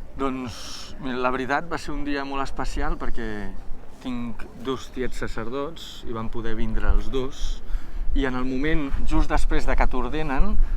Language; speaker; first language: Catalan; native; Catalan